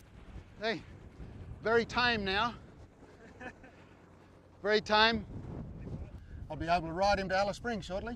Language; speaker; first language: English; native; English